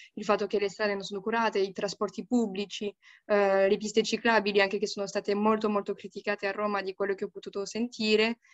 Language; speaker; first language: Italian; non-native, fluent; French